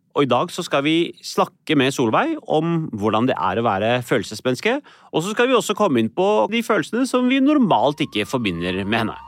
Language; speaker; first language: Norwegian; early bilingual, other home language; Urdu